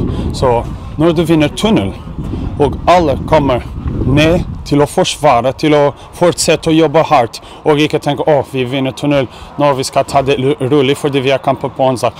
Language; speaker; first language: Norwegian; non-native, fluent; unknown